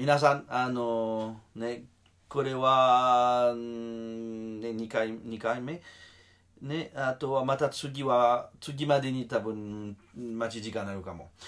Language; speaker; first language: Japanese; non-native, learner; French